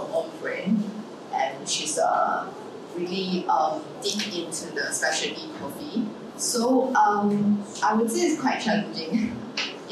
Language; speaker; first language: English; non-native, local second language; Chinese